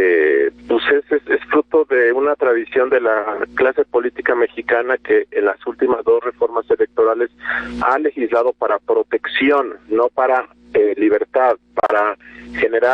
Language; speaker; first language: Spanish; native; Spanish